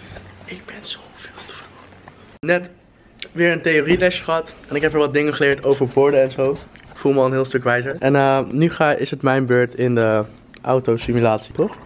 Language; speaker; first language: Dutch; native; Dutch